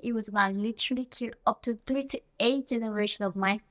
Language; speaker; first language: English; non-native, fluent; Korean